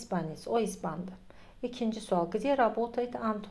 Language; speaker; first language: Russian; non-native, fluent; Azerbaijani